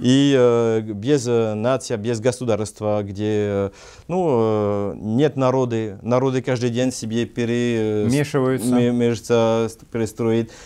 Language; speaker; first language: Russian; non-native, learner; French